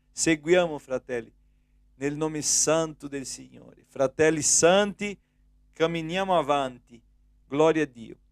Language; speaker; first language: Italian; non-native, fluent; Portuguese